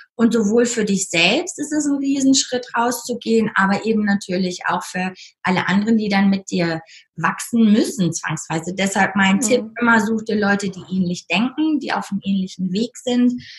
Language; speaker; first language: German; native; German